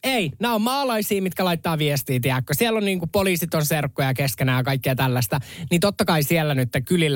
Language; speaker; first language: Finnish; native; Finnish